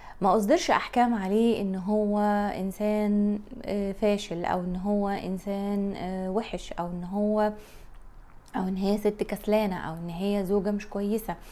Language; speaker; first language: Arabic; native; Arabic